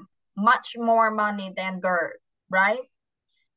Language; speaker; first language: English; non-native, fluent; Vietnamese